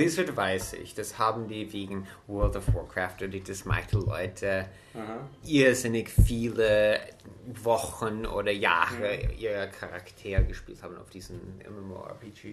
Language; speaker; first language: German; non-native, fluent; English